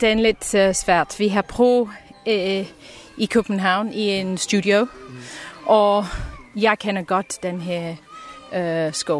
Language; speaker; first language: Danish; non-native, learner; English